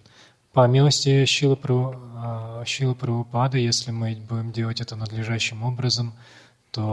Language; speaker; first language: Russian; native; Russian